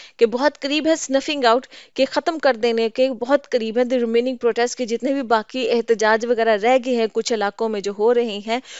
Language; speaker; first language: Urdu; native; Urdu